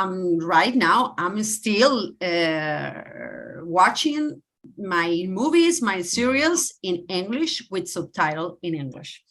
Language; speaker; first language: English; non-native, learner; Spanish